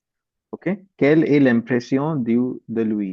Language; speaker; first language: French; non-native, fluent; Hindi